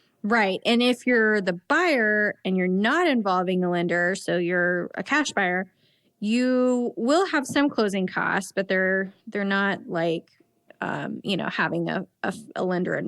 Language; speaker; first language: English; native; English